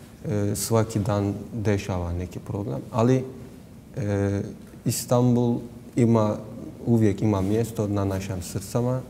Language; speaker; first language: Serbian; non-native, learner; Turkish